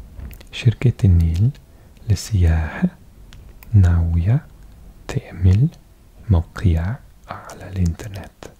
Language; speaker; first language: Arabic; non-native, learner; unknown